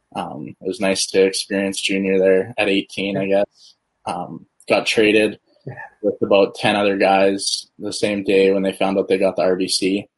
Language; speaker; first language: English; native; English